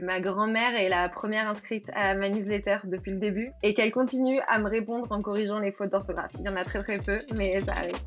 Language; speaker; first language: French; native; French